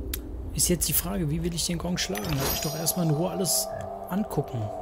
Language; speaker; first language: German; native; German